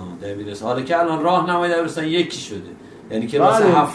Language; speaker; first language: Persian; native; Persian